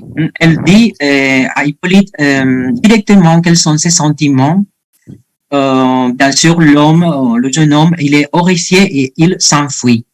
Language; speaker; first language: French; non-native, fluent; Spanish